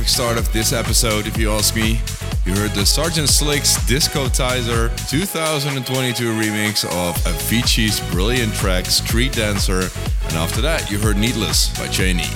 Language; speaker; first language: English; non-native, fluent; Dutch